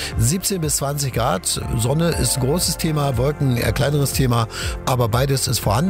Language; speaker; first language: German; native; German